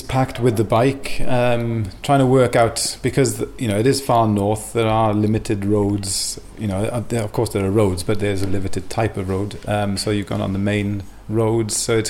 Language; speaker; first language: English; native; English